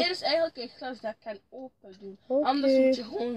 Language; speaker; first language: Dutch; early bilingual, other home language; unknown